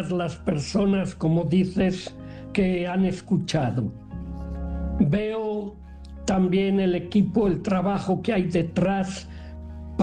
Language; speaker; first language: Spanish; native; Spanish